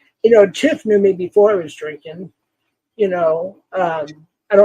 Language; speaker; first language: English; native; English